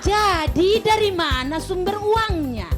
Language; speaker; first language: Indonesian; non-native, local second language; Batak Toba